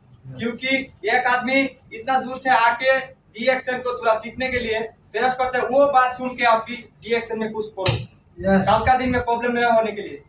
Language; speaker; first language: Hindi; non-native, learner; Bangla